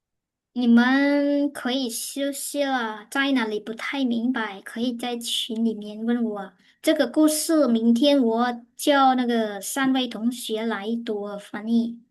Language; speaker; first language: Chinese; non-native, fluent; Khmer